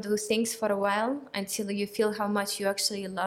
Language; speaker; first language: English; non-native, fluent; Russian